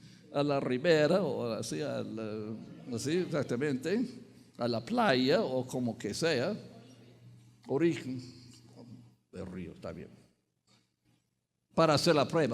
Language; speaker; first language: Spanish; non-native, fluent; English